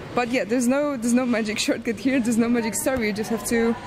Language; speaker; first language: English; non-native, fluent; Polish